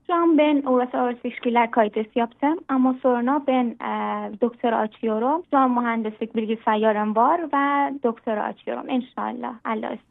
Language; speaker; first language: Turkish; non-native, learner; Persian